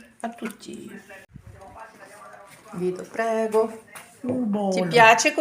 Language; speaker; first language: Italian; non-native, fluent; Ukrainian